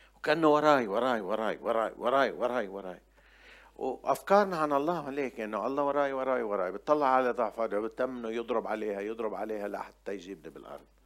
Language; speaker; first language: Arabic; non-native, local second language; Armenian